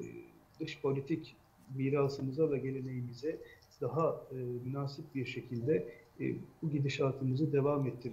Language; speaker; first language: Turkish; native; Turkish